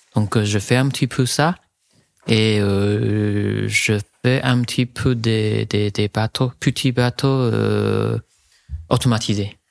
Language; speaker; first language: French; non-native, fluent; Chinese